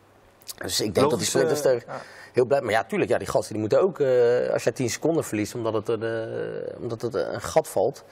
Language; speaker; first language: Dutch; native; Dutch